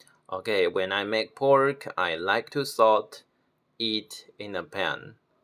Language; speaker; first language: English; non-native, fluent; Chinese